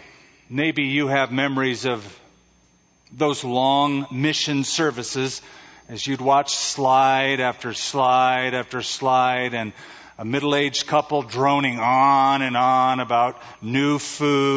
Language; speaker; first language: English; native; English